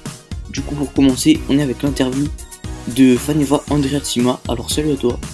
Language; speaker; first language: French; native; French